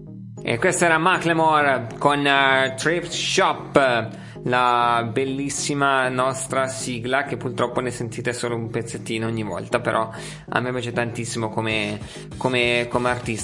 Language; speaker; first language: Italian; native; Italian